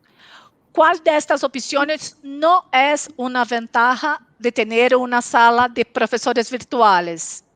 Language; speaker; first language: Spanish; non-native, local second language; Portuguese